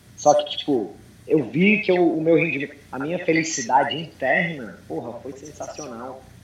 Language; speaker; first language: Portuguese; early bilingual, heritage; Portuguese